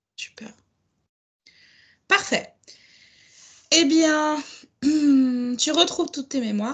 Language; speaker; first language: French; native; French